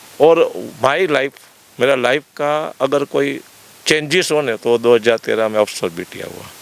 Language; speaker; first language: Hindi; non-native, local second language; Gujarati